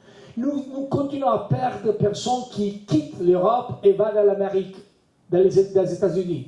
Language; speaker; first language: French; non-native, learner; Italian